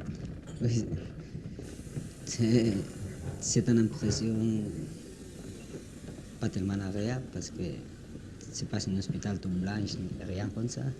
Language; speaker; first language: French; non-native, learner; Spanish